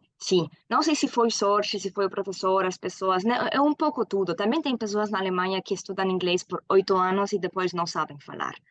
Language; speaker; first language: Portuguese; non-native, fluent; German